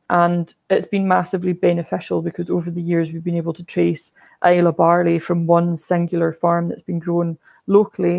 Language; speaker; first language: English; native; English